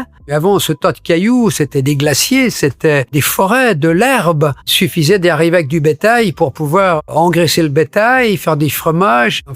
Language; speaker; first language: French; native; French